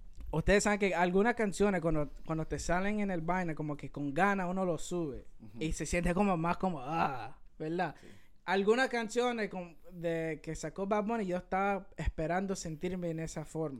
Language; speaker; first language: Spanish; early bilingual, heritage; Spanish